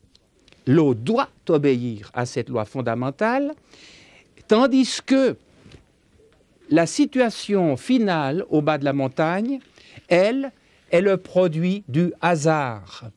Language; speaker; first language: French; native; French